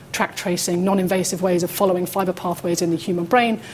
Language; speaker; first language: English; native; English